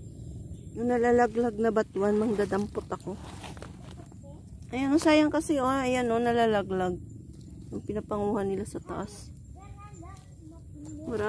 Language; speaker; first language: Filipino; non-native, local second language; Aklanon